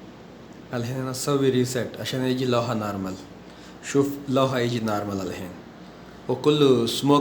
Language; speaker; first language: Arabic; non-native, learner; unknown